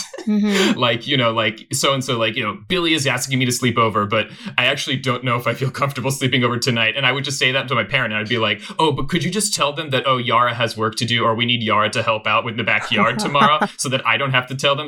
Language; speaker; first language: English; native; English